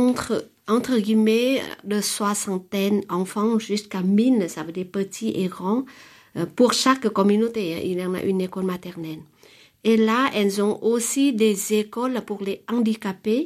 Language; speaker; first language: French; non-native, fluent; Vietnamese